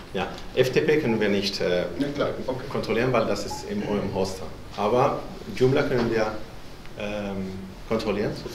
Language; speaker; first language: German; non-native, fluent; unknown